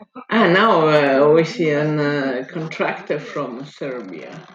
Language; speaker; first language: English; non-native, learner; Italian